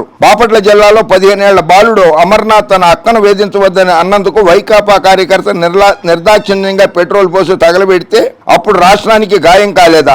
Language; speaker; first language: Telugu; native; Telugu